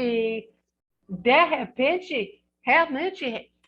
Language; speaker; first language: Portuguese; non-native, learner; English